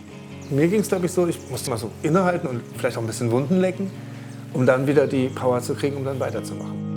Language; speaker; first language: German; native; German